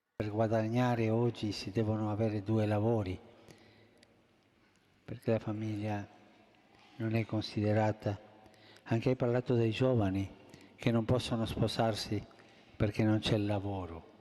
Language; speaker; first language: Italian; non-native, fluent; Spanish